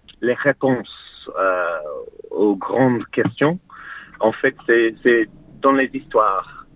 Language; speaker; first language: French; non-native, learner; English